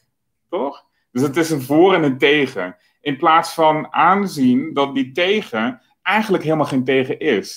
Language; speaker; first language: Dutch; native; Dutch